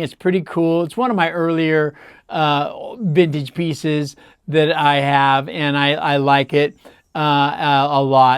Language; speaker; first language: English; native; English